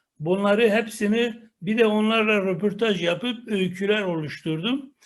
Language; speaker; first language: Turkish; non-native, local second language; Kurdish